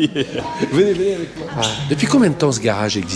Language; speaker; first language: French; native; French